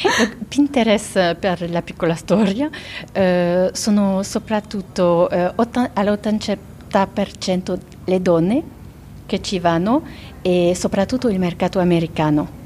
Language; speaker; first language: Italian; non-native, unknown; French